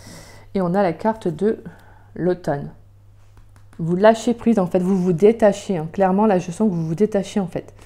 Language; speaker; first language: French; native; French